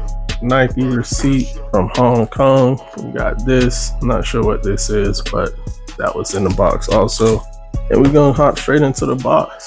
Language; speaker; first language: English; native; English